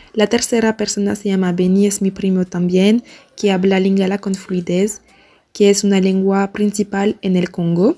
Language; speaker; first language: Spanish; non-native, learner; French